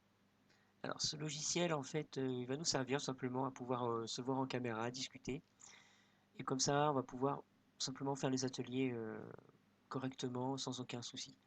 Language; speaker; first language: French; native; French